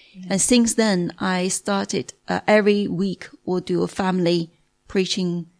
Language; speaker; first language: English; non-native, fluent; Chinese